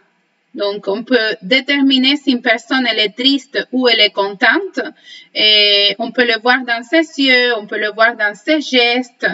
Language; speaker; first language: French; non-native, fluent; Spanish